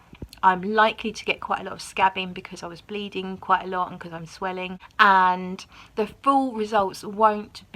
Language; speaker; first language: English; native; English